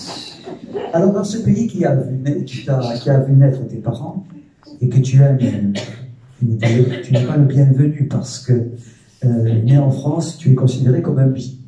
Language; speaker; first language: French; native; French